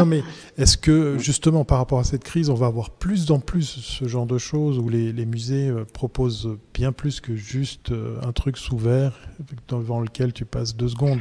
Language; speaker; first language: French; native; French